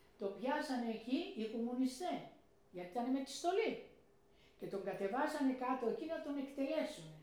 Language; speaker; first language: Greek; early bilingual, heritage; Greek